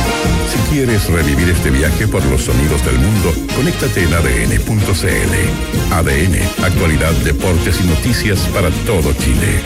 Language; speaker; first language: Spanish; native; Spanish